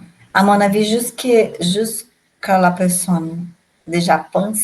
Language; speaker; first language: French; non-native, learner; Portuguese